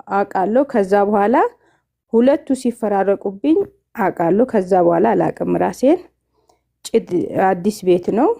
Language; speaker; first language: Amharic; non-native, local second language; Northern Hindko